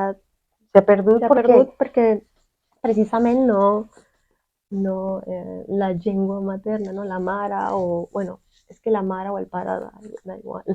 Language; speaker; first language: Catalan; non-native, fluent; Spanish